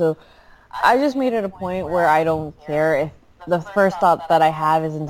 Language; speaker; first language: English; early bilingual, other home language; Filipino